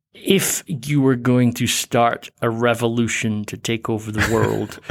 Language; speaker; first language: English; native; English